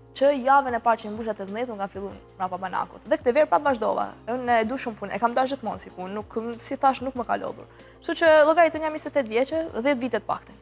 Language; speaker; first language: Albanian; early bilingual, heritage; Albanian